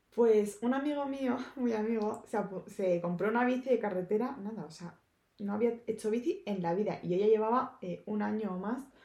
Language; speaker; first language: Spanish; native; Spanish